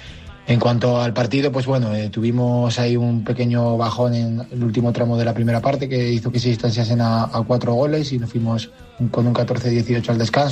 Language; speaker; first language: Spanish; native; Spanish